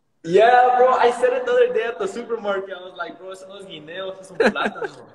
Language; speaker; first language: English; early bilingual, other home language; Spanish